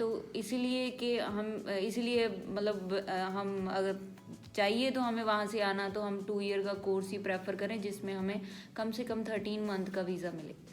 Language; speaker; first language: Hindi; non-native, local second language; Punjabi